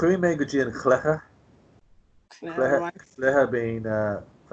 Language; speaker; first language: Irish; non-native, local second language; English